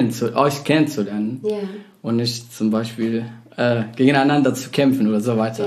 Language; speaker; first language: German; non-native, fluent; Arabic